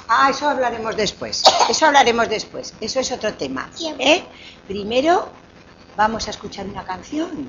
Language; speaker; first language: Spanish; native; Spanish